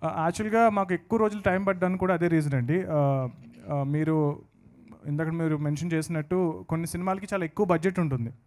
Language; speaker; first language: Telugu; native; Telugu